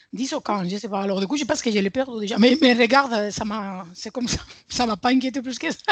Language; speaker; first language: French; non-native, fluent; Spanish